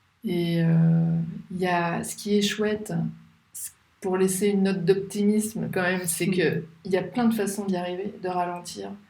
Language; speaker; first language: French; native; French